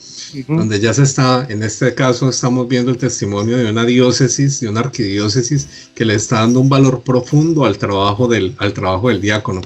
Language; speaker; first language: Spanish; native; Spanish